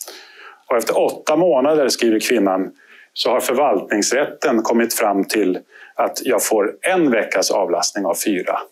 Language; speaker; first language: Swedish; native; Swedish